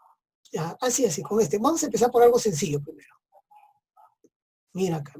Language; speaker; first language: Spanish; native; Spanish